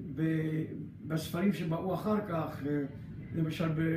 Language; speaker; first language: Hebrew; early bilingual, other home language; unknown